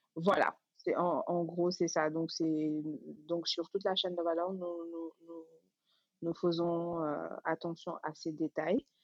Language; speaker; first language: French; non-native, local second language; Serer